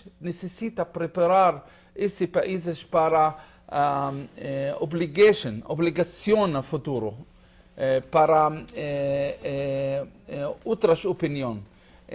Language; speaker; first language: Spanish; non-native, learner; Hebrew